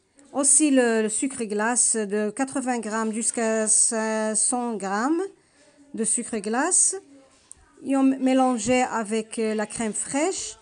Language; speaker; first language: French; non-native, learner; Arabic